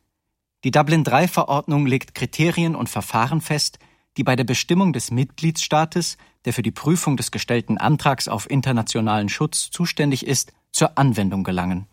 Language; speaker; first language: German; native; German